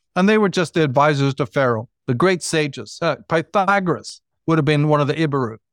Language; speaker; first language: English; native; English